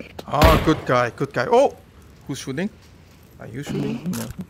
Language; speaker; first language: English; non-native, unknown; German